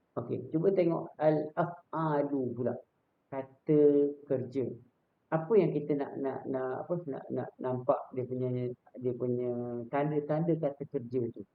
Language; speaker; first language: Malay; native; Malay